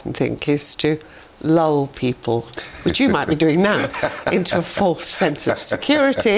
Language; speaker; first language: English; native; English